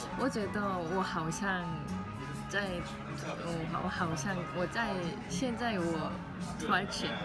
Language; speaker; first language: Chinese; non-native, learner; Korean